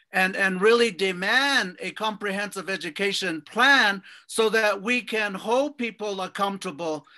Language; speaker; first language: English; native; English